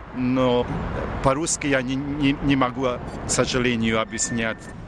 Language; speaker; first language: Russian; non-native, learner; Hungarian